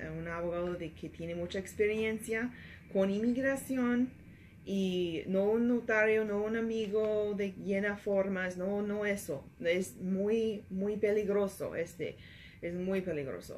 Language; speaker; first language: Spanish; non-native, learner; English